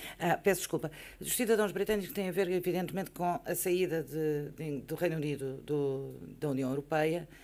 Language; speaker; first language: Portuguese; native; Portuguese